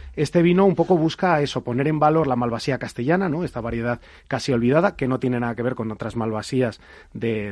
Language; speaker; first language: Spanish; native; Spanish